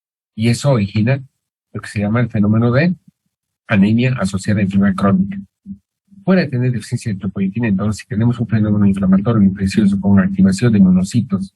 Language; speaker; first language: Spanish; native; Spanish